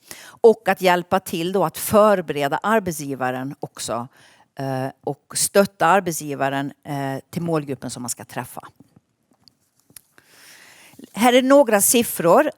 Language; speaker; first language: Swedish; native; Swedish